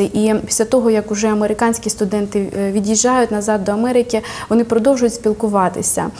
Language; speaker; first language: Ukrainian; native; Ukrainian